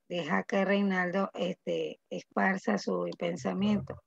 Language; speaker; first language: Spanish; native; Spanish